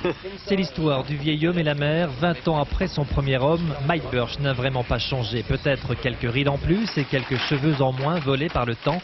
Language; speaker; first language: French; native; French